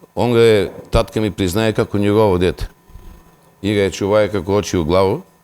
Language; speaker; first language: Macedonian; native; Macedonian